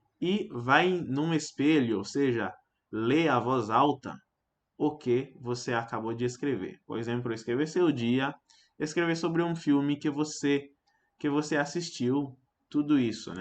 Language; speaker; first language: Portuguese; non-native, fluent; French